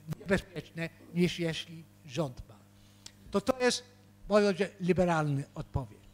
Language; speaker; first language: Polish; early bilingual, heritage; Polish